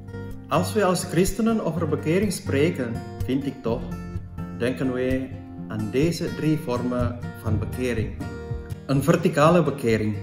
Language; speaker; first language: Dutch; non-native, fluent; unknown